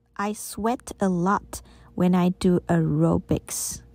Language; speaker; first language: English; non-native, fluent; Chinese